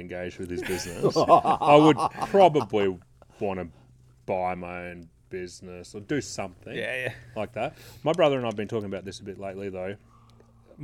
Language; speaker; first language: English; native; English